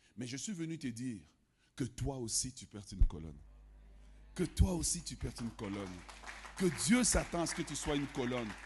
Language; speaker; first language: French; non-native, local second language; Lingala